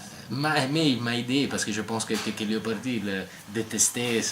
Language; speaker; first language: French; non-native, learner; Italian